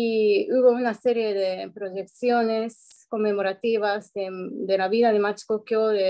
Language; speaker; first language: Spanish; non-native, fluent; Japanese